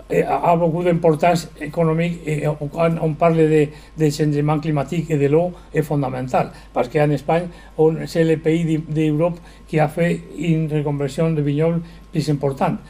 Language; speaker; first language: French; non-native, learner; Spanish